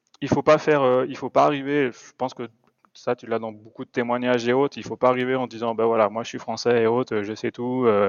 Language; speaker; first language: French; native; French